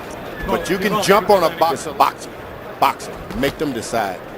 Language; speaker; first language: English; native; English